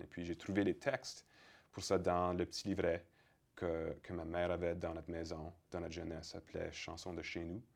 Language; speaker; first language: French; early bilingual, heritage; French